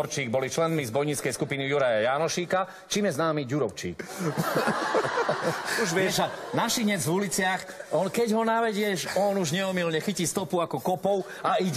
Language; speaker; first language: Slovak; native; Slovak